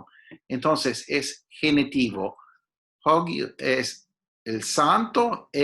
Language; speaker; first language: Spanish; non-native, fluent; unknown